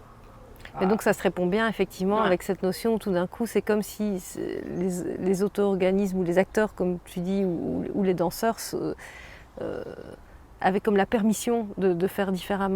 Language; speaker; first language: French; native; French